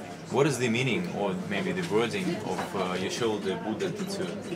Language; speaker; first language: English; non-native, fluent; Russian